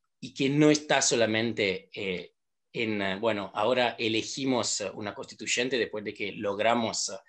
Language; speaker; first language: Spanish; non-native, fluent; Italian